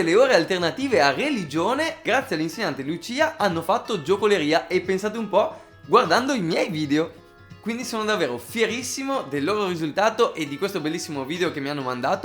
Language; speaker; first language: Italian; native; Italian